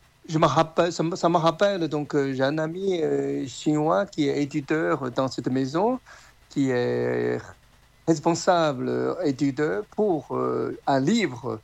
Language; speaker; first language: French; non-native, fluent; Chinese